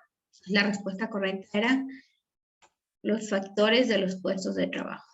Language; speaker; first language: Spanish; native; Spanish